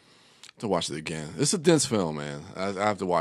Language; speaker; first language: English; native; English